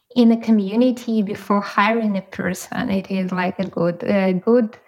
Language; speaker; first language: English; non-native, fluent; Ukrainian